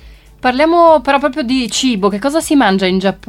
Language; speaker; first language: Italian; native; Italian